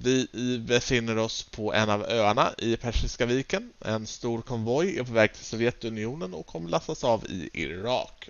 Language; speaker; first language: Swedish; native; Swedish